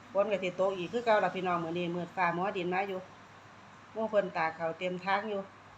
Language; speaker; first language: Thai; native; Thai